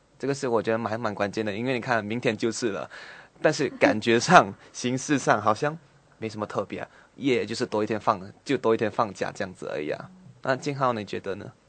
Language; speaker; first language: Chinese; native; Chinese